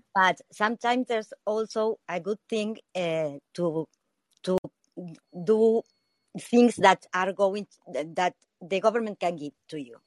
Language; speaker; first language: English; non-native, learner; Spanish